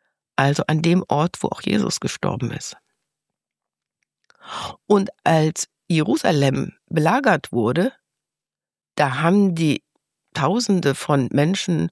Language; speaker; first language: German; native; German